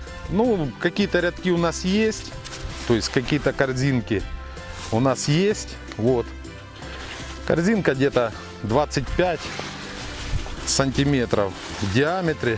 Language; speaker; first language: Russian; native; Russian